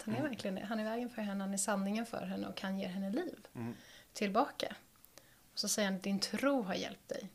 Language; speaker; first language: Swedish; native; Swedish